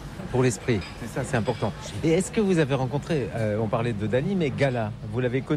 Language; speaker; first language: French; native; French